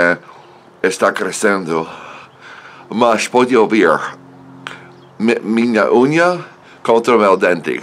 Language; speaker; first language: Portuguese; non-native, learner; English